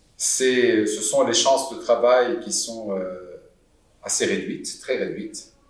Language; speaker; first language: French; non-native, local second language; Arabic